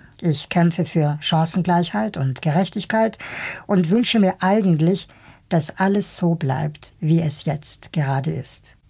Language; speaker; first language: German; early bilingual, other home language; Bosnian